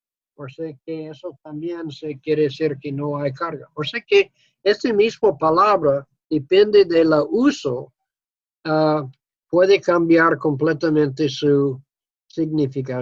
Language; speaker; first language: Spanish; non-native, fluent; English